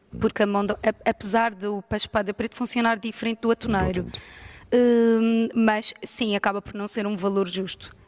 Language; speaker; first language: Portuguese; native; Portuguese